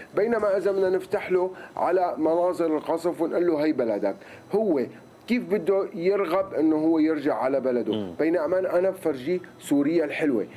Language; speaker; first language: Arabic; native; Arabic